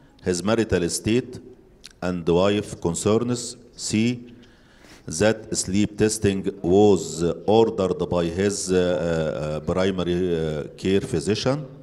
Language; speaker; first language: English; non-native, fluent; Arabic